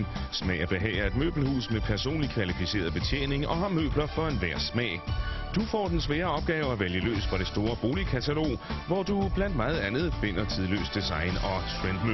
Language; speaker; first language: Danish; native; Danish